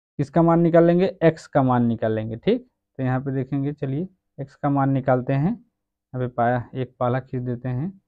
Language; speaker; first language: Hindi; native; Hindi